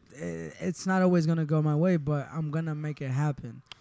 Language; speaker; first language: English; early bilingual, other home language; Spanish